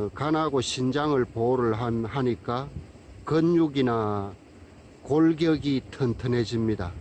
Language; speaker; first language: Korean; native; Korean